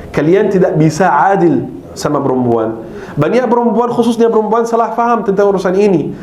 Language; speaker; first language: Malay; non-native, fluent; Arabic